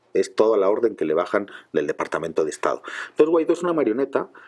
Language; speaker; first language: Spanish; native; Spanish